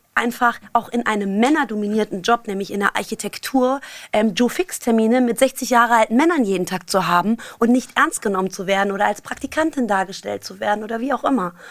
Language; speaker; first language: German; early bilingual, other home language; Persian